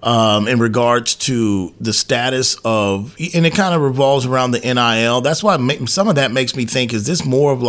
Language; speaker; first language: English; native; English